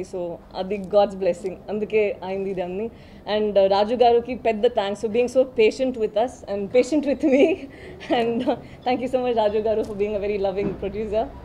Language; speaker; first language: Telugu; non-native, learner; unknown